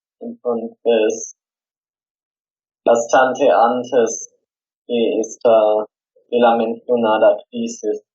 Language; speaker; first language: Spanish; non-native, fluent; German